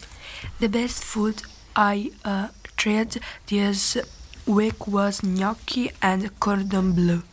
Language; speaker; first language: English; non-native, learner; Italian